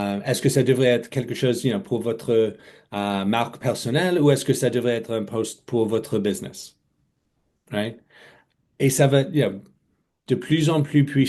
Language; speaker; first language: French; non-native, fluent; English